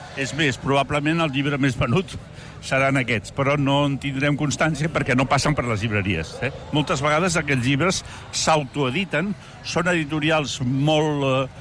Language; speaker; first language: Catalan; non-native, local second language; Spanish